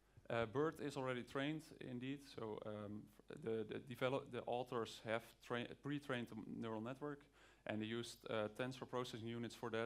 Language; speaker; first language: English; non-native, fluent; Dutch